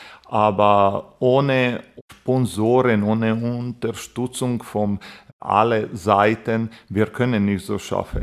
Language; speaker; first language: German; non-native, fluent; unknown